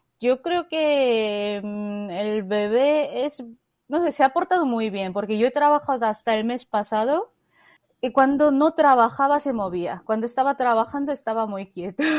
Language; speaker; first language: Spanish; non-native, fluent; Korean